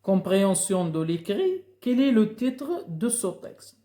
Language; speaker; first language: French; non-native, local second language; Arabic